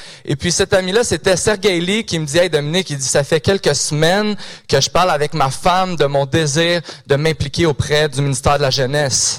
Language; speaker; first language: French; native; French